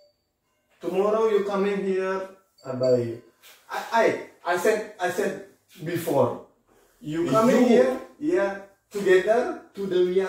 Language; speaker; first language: English; non-native, learner; Indonesian